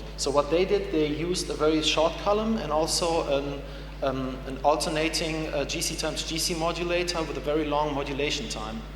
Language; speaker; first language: English; non-native, fluent; German